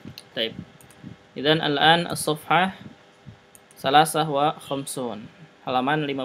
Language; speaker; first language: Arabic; non-native, fluent; Indonesian